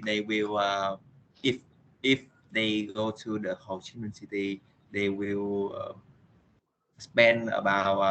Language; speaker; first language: English; non-native, learner; Vietnamese